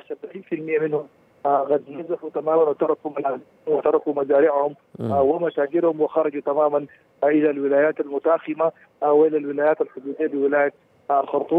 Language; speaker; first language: Arabic; native; Arabic